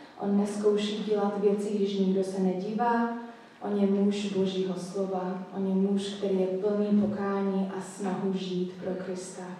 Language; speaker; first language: Czech; non-native, fluent; English